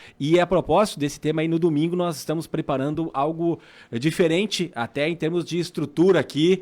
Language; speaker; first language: Portuguese; native; Portuguese